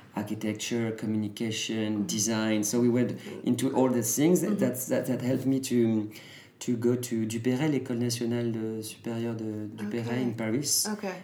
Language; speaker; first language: English; early bilingual, other home language; French